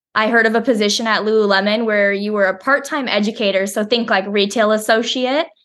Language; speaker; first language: English; native; English